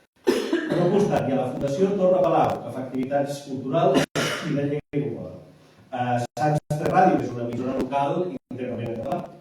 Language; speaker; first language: Catalan; native; Catalan